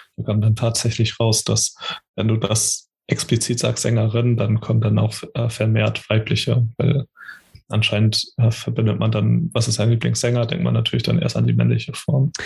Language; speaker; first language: German; early bilingual, other home language; Portuguese